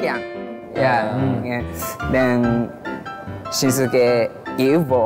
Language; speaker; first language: Vietnamese; non-native, learner; Japanese